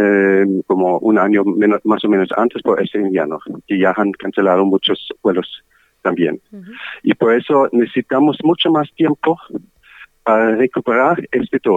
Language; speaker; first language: Spanish; non-native, learner; German